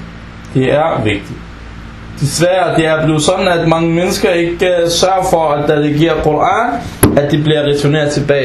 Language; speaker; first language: Danish; non-native, fluent; Arabic